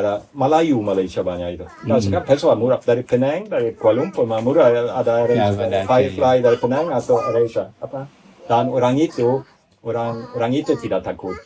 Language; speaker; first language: Indonesian; non-native, fluent; Swedish